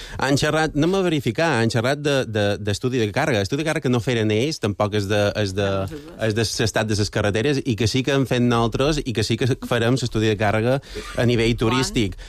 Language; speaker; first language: Catalan; native; Catalan